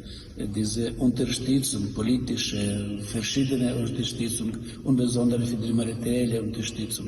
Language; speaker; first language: German; non-native, learner; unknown